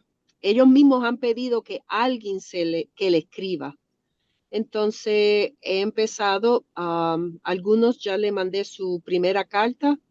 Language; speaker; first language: Spanish; early bilingual, other home language; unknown